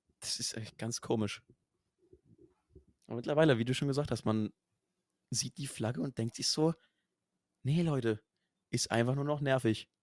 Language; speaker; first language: German; native; German